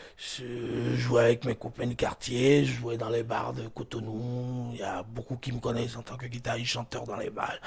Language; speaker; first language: French; non-native, local second language; Fon